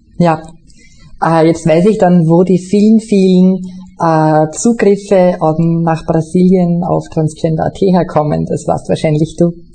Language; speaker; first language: German; native; German